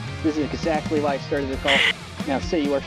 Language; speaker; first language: English; native; English